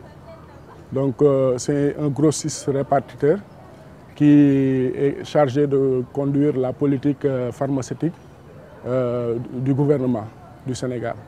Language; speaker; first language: French; non-native, local second language; Wolof